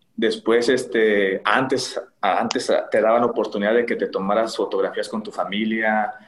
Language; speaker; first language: Spanish; native; Spanish